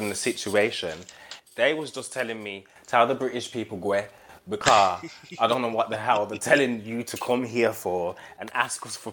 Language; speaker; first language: English; native; English